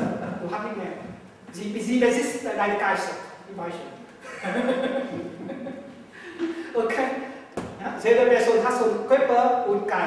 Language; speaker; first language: German; non-native, learner; Vietnamese